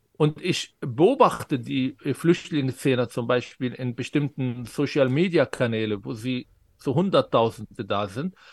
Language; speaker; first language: German; non-native, fluent; Arabic